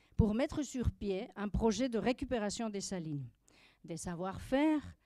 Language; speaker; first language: French; non-native, fluent; Spanish